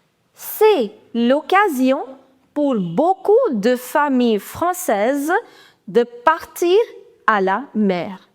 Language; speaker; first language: French; non-native, fluent; Hindi